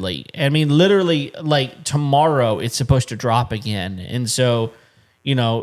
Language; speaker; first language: English; native; English